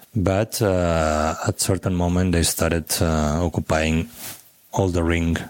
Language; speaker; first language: English; non-native, fluent; Catalan